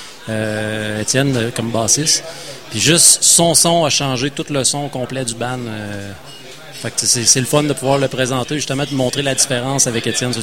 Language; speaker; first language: French; native; French